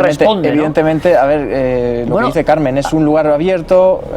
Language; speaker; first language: Spanish; native; Spanish